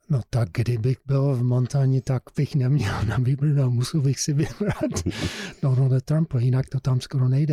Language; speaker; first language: Czech; non-native, fluent; English